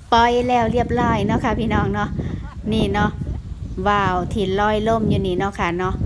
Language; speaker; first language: Thai; native; Thai